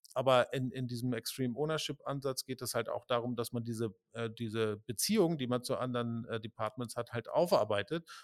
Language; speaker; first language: German; native; German